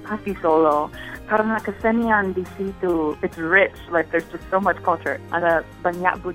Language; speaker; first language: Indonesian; non-native, fluent; English